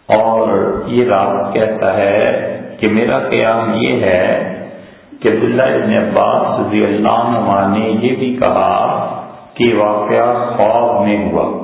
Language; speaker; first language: Urdu; native; Urdu